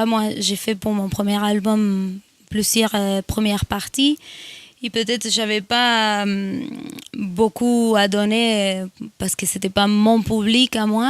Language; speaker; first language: French; non-native, fluent; Spanish